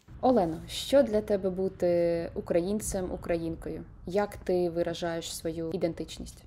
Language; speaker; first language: Ukrainian; native; Ukrainian